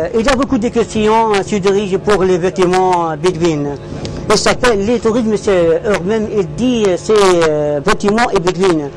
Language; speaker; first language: French; non-native, learner; Arabic